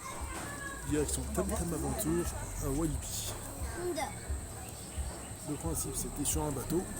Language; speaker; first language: French; native; French